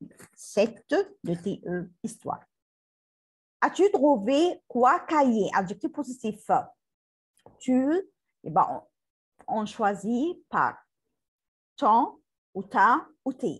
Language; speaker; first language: French; non-native, learner; Arabic